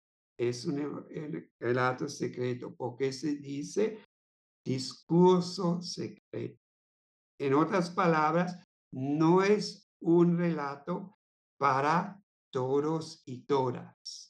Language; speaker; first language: Spanish; non-native, fluent; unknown